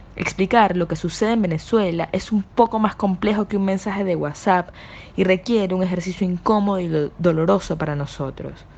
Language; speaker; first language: Spanish; native; Spanish